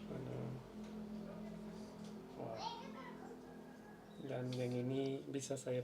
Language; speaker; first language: Indonesian; non-native, fluent; English